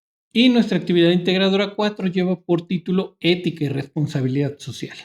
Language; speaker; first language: Spanish; native; Spanish